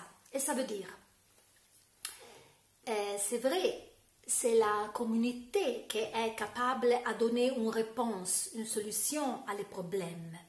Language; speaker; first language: French; non-native, fluent; Italian